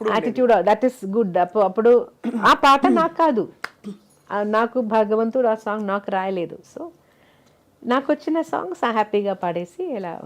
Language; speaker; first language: Telugu; non-native, local second language; Malayalam